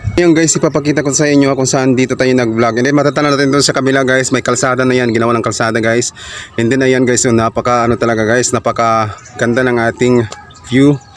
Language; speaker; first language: Filipino; non-native, local second language; Cebuano